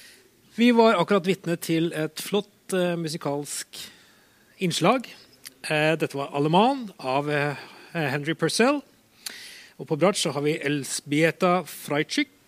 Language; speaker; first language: Norwegian; native; Norwegian